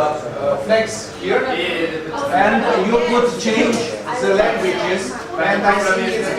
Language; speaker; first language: English; non-native, learner; Romanian